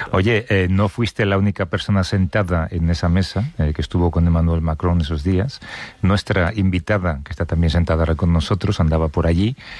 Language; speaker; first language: Spanish; native; Spanish